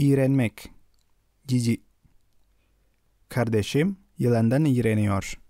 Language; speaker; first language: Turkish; non-native, fluent; Indonesian